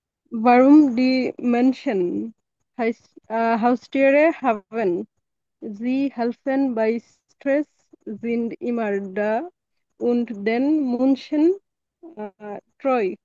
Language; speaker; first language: German; non-native, learner; Bangla